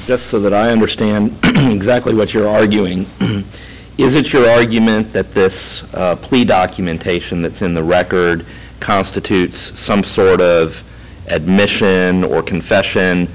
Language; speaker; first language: English; native; English